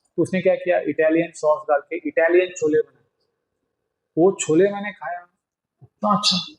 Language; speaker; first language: Hindi; non-native, local second language; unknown